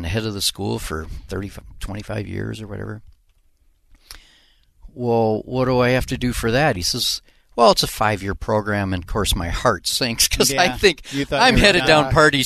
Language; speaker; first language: English; native; English